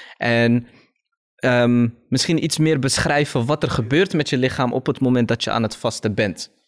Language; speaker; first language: Dutch; early bilingual, other home language; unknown